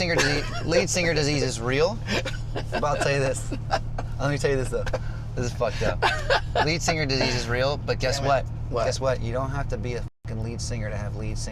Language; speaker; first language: English; native; English